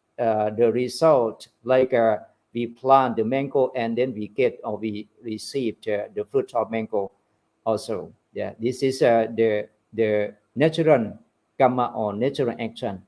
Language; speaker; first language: English; non-native, fluent; Thai